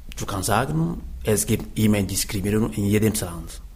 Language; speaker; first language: German; non-native, learner; French